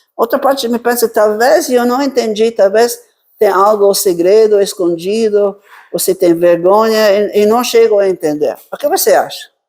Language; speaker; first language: Portuguese; non-native, fluent; Italian